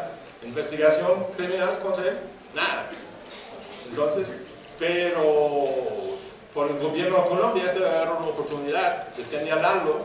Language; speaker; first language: Spanish; non-native, fluent; English